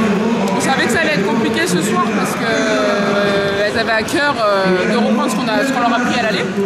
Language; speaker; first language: French; native; French